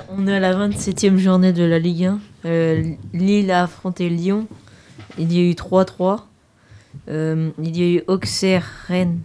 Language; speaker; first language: French; native; French